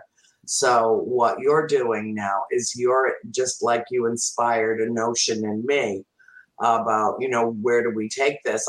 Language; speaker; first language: English; native; English